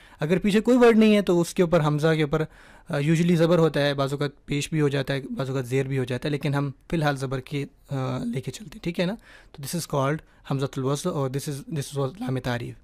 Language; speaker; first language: Urdu; native; Urdu